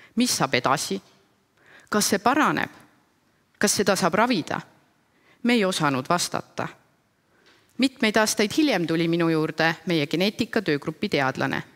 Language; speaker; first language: Estonian; native; Estonian